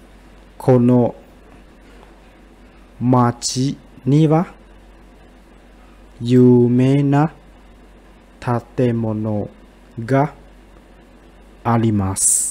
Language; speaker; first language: Japanese; non-native, fluent; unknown